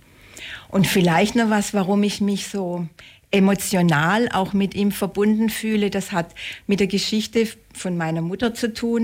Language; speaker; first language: German; native; German